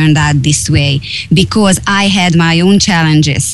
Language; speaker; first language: English; non-native, fluent; Hungarian